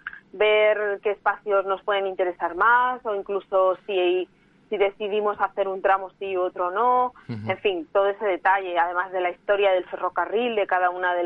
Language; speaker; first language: Spanish; native; Spanish